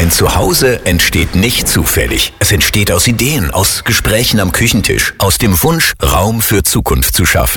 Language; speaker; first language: German; native; German